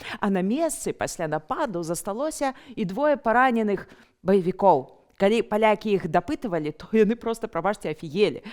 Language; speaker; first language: Belarusian; native; Belarusian